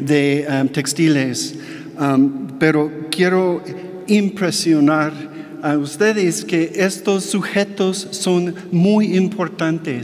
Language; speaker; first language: Spanish; non-native, fluent; English